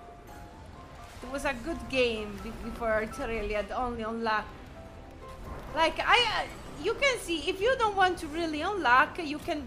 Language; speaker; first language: English; non-native, fluent; Italian